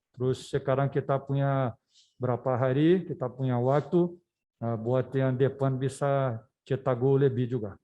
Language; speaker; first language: Indonesian; non-native, fluent; Dutch